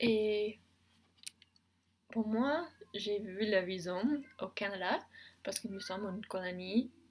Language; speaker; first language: French; non-native, learner; English